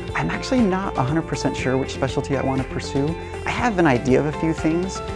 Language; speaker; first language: English; native; English